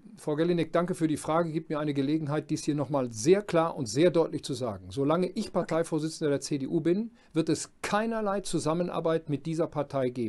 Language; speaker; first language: German; native; German